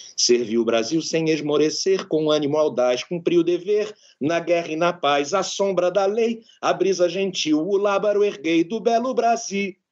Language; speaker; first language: Portuguese; native; Portuguese